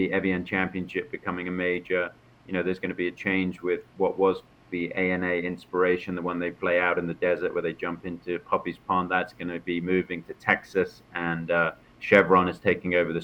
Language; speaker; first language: English; native; English